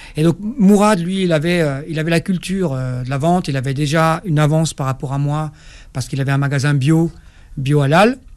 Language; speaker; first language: French; non-native, local second language; Kabyle